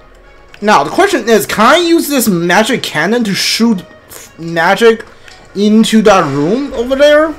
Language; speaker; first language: English; native; English